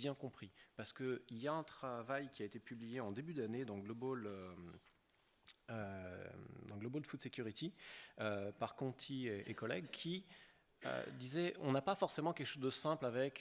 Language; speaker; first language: French; native; French